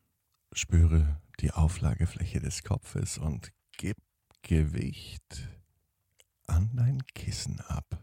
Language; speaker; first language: German; native; German